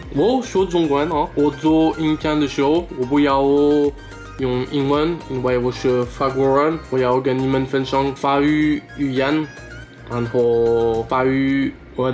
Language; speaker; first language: Chinese; non-native, learner; French